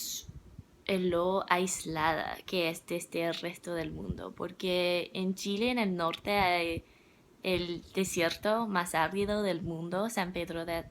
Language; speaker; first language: Spanish; non-native, learner; English